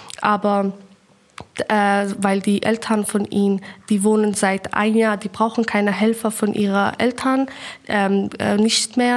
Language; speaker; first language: German; non-native, learner; Persian